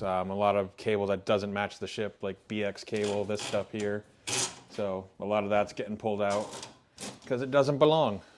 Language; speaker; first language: English; native; English